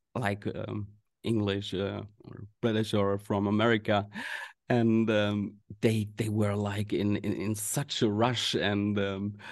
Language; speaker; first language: English; non-native, fluent; German